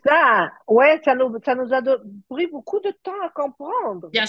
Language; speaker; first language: French; early bilingual, heritage; French